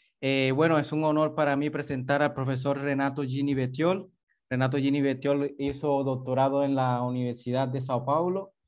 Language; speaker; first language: Spanish; native; Spanish